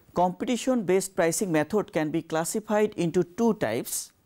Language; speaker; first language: English; non-native, local second language; Bangla